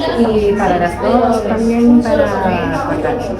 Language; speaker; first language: Spanish; non-native, fluent; Filipino